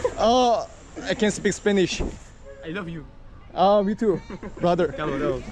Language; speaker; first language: English; non-native, learner; Korean